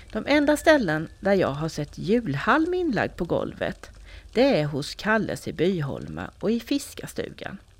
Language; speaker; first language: Swedish; native; Swedish